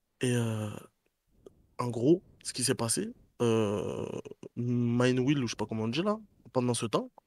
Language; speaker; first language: French; native; French